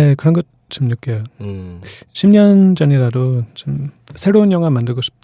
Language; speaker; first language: Korean; non-native, fluent; English